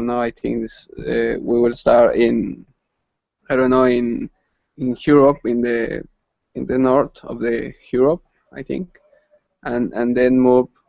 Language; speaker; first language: English; non-native, learner; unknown